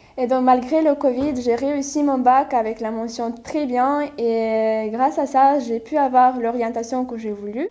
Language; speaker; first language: French; non-native, fluent; Ukrainian